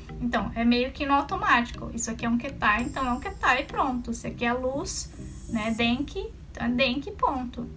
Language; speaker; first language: Portuguese; non-native, local second language; Japanese